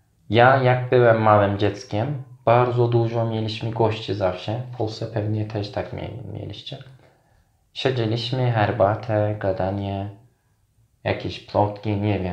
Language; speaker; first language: Polish; non-native, fluent; Turkish